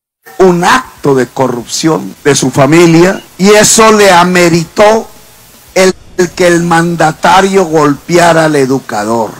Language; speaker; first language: Spanish; native; Spanish